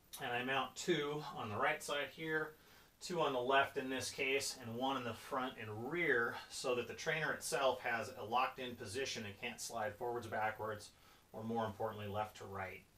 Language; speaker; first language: English; native; English